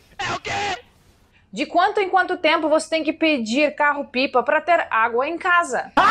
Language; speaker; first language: Portuguese; non-native, fluent; Russian